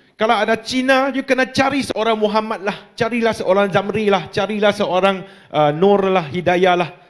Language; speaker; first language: Malay; non-native, local second language; Chinese